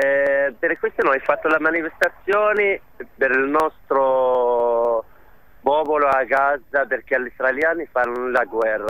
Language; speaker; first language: Italian; non-native, learner; Arabic